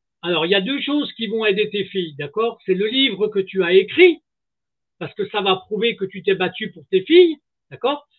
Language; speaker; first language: French; native; French